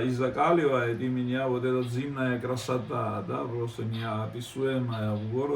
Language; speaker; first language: Russian; non-native, fluent; Georgian